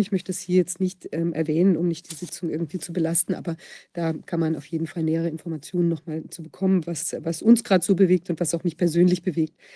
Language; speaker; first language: German; native; German